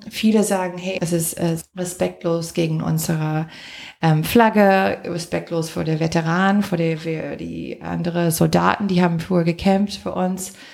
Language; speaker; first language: German; non-native, fluent; English